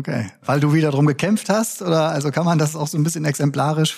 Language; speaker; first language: German; native; German